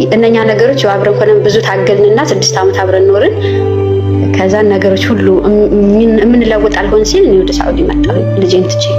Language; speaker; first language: Amharic; native; Amharic